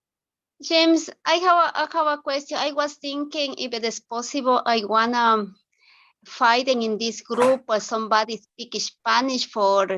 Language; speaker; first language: English; non-native, learner; Spanish